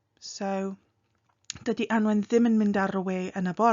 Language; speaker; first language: Welsh; non-native, fluent; English